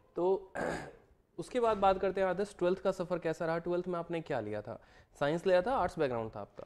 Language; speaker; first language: Hindi; native; Hindi